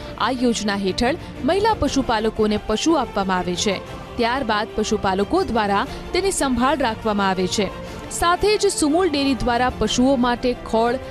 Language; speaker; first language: Gujarati; native; Gujarati